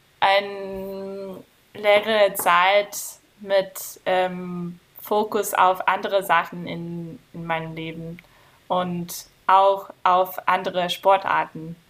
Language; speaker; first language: German; non-native, fluent; English